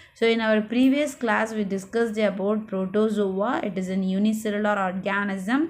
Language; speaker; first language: English; non-native, local second language; Tamil